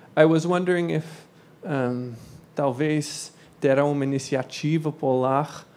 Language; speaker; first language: Portuguese; non-native, fluent; English